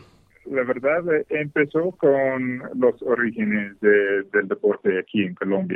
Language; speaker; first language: Spanish; non-native, fluent; English